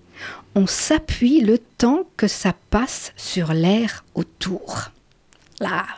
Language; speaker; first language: French; native; French